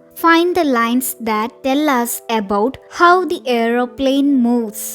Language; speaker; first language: English; non-native, local second language; Malayalam